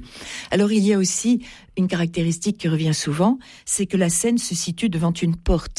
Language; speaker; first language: French; native; French